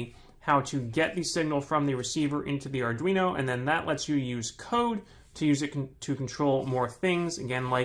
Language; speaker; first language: English; native; English